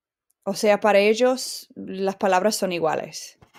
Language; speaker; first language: Spanish; non-native, fluent; English